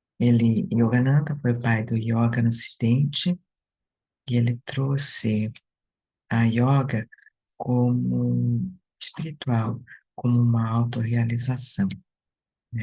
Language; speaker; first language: Portuguese; native; Portuguese